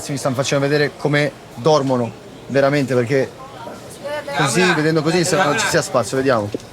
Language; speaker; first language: Italian; native; Italian